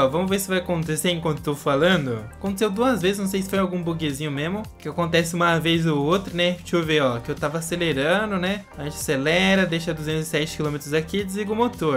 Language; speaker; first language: Portuguese; native; Portuguese